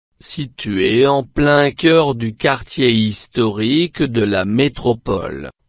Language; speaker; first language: French; non-native, local second language; Arabic